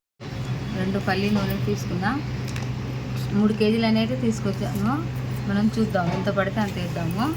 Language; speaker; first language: Telugu; native; Telugu